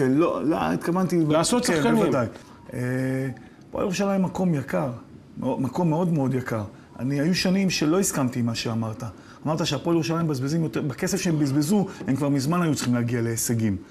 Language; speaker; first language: Hebrew; native; Hebrew